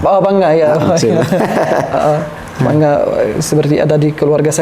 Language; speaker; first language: Indonesian; non-native, learner; Arabic